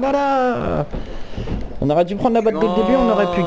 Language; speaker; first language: French; native; French